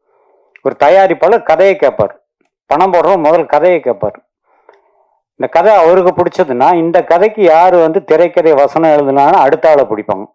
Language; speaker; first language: Tamil; native; Tamil